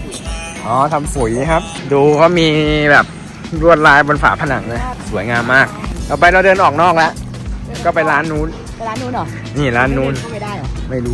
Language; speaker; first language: Thai; native; Thai